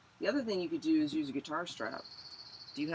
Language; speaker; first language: English; native; English